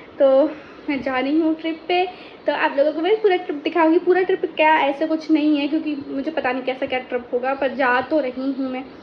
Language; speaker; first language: Hindi; native; Hindi